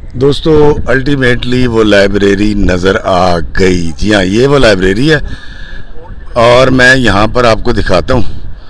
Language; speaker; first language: Urdu; non-native, local second language; Punjabi